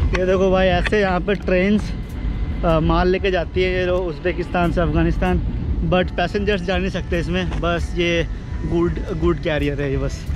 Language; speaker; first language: Hindi; native; Hindi